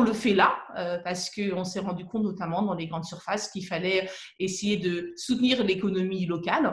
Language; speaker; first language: French; native; French